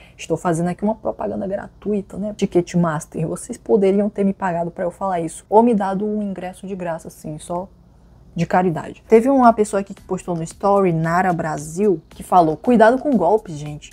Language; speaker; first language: Portuguese; native; Portuguese